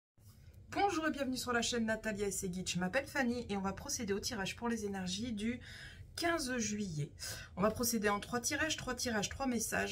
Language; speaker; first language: French; native; French